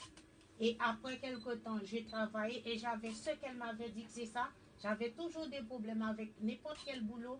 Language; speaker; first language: French; native; French